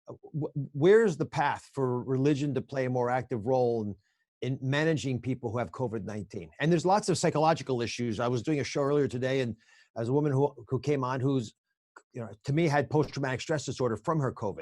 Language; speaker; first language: English; native; English